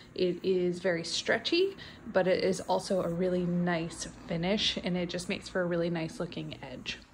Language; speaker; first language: English; native; English